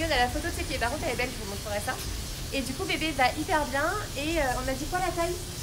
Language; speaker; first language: French; native; French